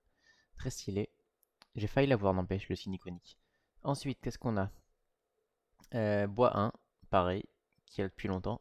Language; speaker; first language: French; native; French